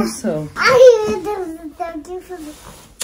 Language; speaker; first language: Portuguese; early bilingual, heritage; Portuguese